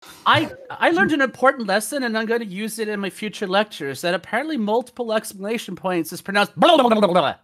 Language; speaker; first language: English; native; English